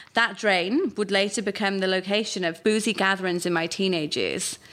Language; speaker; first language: English; native; English